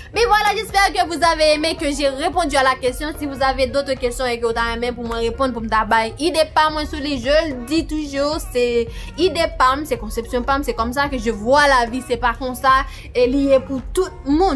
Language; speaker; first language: French; native; French